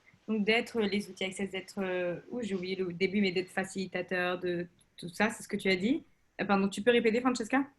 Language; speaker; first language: French; native; French